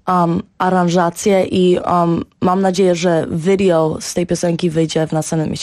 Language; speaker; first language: Polish; early bilingual, heritage; Polish